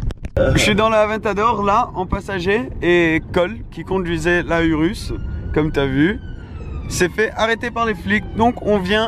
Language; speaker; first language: French; native; French